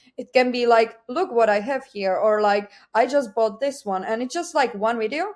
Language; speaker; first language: English; non-native, fluent; Czech